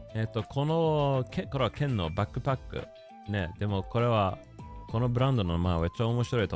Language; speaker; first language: Japanese; non-native, learner; Swedish